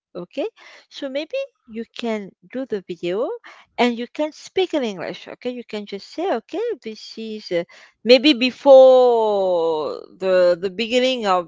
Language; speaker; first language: English; non-native, fluent; French